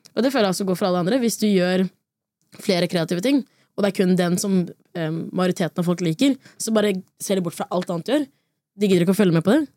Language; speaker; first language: Norwegian; early bilingual, other home language; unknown